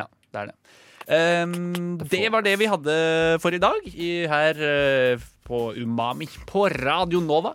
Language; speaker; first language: Norwegian; native; Norwegian